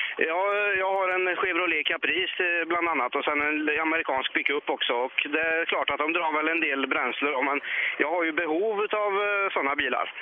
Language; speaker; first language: Swedish; native; Swedish